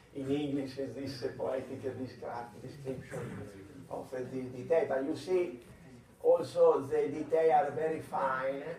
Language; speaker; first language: English; non-native, fluent; Italian